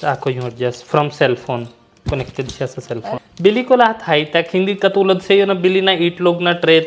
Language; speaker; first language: Filipino; non-native, learner; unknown